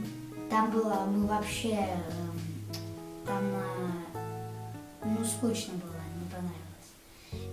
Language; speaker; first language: Russian; early bilingual, heritage; Russian